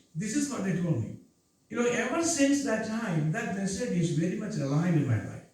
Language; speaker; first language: English; non-native, local second language; Malayalam